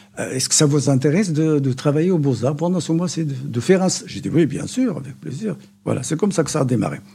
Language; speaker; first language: French; non-native, local second language; Arabic